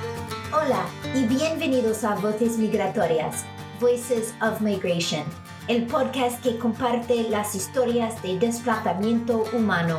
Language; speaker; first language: Spanish; non-native, fluent; English